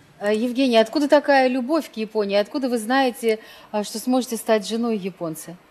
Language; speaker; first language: Russian; native; Russian